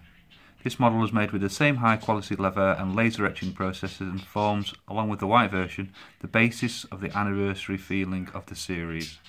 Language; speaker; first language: English; native; English